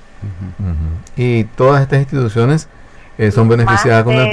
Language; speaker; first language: Spanish; native; Spanish